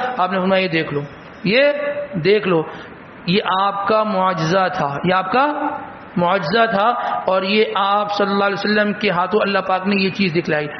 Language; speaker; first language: Urdu; native; Urdu